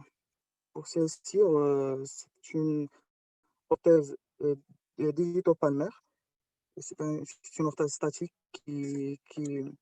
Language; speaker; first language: French; non-native, local second language; Arabic